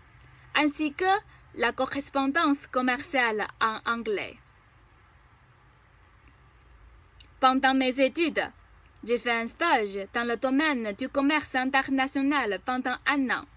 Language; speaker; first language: French; non-native, fluent; Chinese